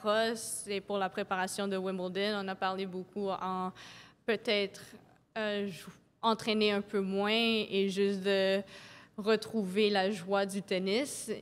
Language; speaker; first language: French; non-native, local second language; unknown